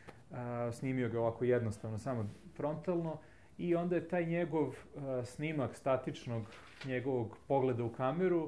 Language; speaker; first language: Serbian; native; Serbian